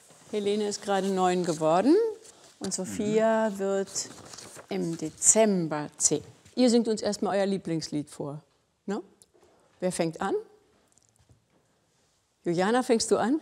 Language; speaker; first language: German; native; German